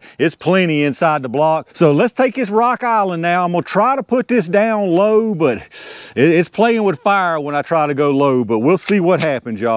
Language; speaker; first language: English; native; English